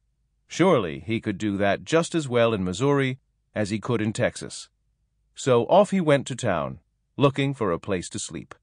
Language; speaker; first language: English; native; English